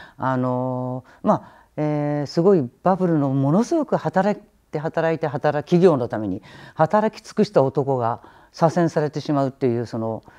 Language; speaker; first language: Japanese; native; Japanese